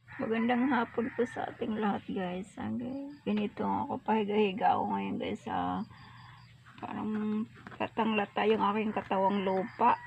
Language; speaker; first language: Filipino; non-native, local second language; Cebuano